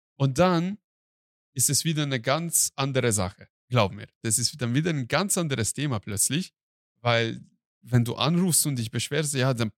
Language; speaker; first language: German; non-native, fluent; Hungarian